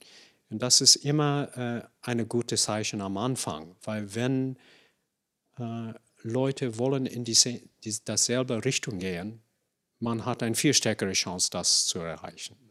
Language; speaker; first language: German; non-native, fluent; English